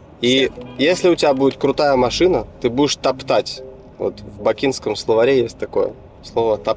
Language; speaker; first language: Russian; native; Russian